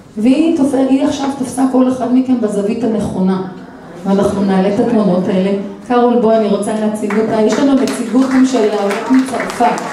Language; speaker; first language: Hebrew; native; Hebrew